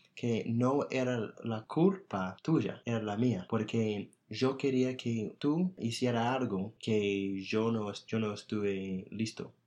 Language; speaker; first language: Spanish; non-native, fluent; English